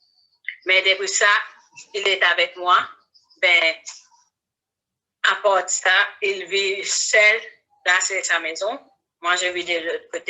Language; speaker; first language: French; non-native, learner; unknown